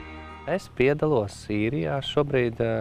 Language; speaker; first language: Latvian; native; Latvian